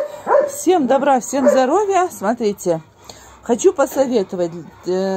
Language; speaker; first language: Russian; non-native, local second language; Ingush